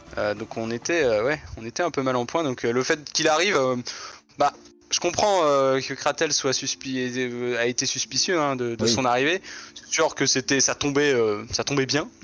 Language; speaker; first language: French; native; French